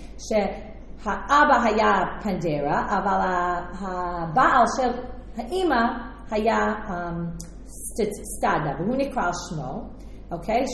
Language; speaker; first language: Hebrew; non-native, fluent; English